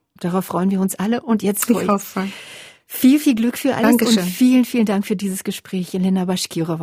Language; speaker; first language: German; native; German